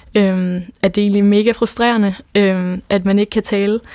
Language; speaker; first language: Danish; native; Danish